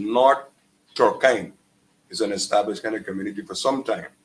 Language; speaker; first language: English; native; English